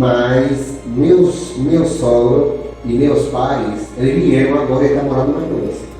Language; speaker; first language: Portuguese; non-native, fluent; Spanish